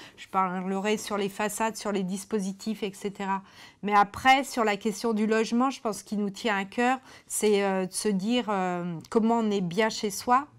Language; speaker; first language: French; native; French